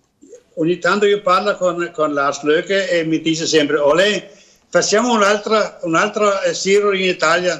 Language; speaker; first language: Italian; non-native, learner; Danish